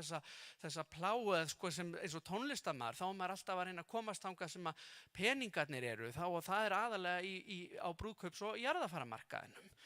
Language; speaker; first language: Icelandic; native; Icelandic